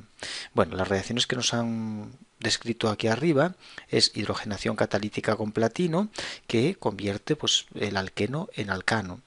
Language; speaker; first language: Spanish; native; Spanish